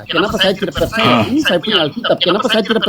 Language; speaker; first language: Indonesian; non-native, fluent; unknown